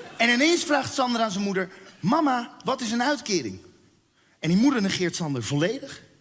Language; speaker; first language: Dutch; early bilingual, other home language; Spanish